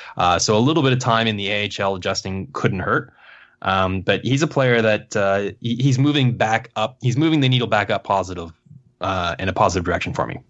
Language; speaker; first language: English; native; English